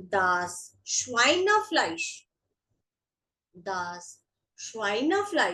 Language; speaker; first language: German; non-native, fluent; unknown